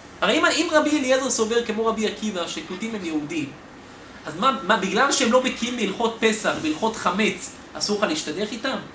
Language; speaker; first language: Hebrew; native; Hebrew